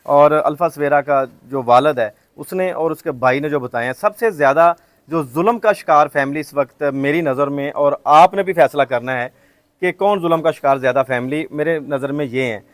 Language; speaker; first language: Hindi; non-native, local second language; Punjabi